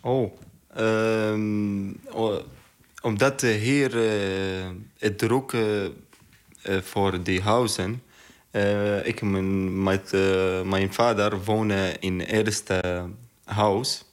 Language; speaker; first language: Dutch; non-native, learner; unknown